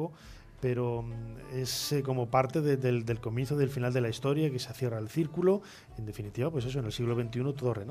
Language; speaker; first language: Spanish; native; Spanish